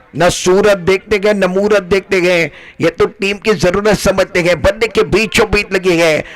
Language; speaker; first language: Hindi; non-native, local second language; Marathi